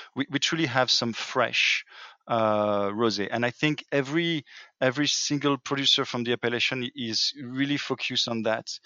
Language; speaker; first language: English; non-native, fluent; French